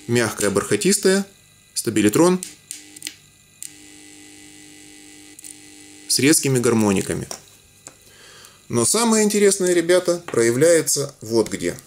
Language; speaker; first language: Russian; native; Russian